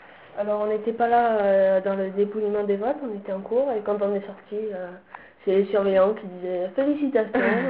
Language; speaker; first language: French; native; French